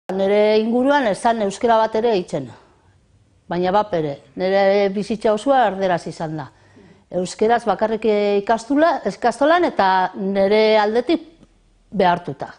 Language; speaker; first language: Basque; non-native, local second language; Spanish